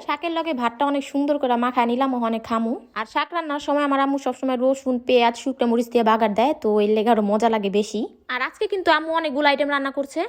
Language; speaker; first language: Bangla; native; Bangla